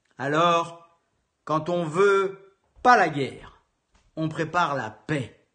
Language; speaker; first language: French; native; French